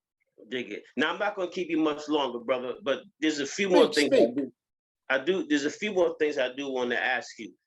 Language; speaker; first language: English; native; English